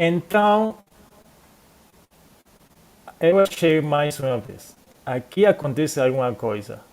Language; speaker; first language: Portuguese; non-native, fluent; Spanish